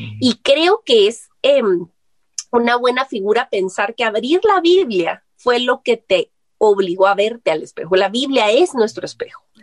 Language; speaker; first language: Spanish; native; Spanish